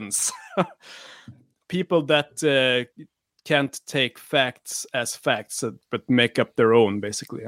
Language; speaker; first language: English; non-native, fluent; Swedish